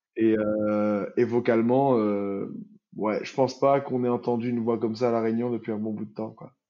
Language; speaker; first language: French; native; French